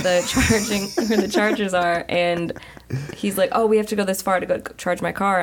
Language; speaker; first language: English; native; English